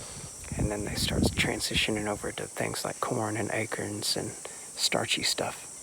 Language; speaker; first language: English; native; English